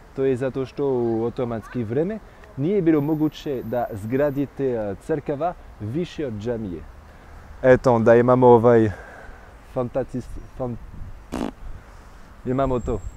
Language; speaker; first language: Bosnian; non-native, learner; French